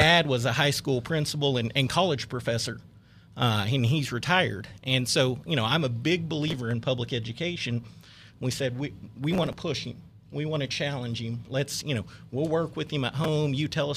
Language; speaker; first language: English; native; English